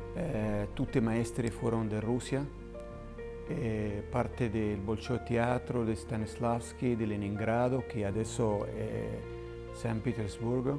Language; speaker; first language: Italian; non-native, learner; Spanish